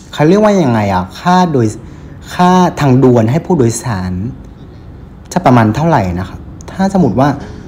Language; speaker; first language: Thai; non-native, fluent; Vietnamese